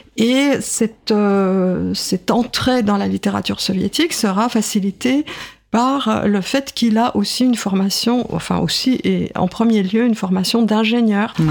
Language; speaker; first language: French; non-native, fluent; Russian